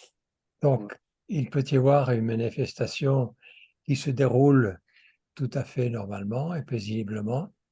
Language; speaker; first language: French; non-native, fluent; English